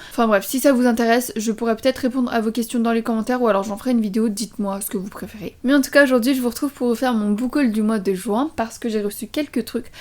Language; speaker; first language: French; early bilingual, other home language; Vietnamese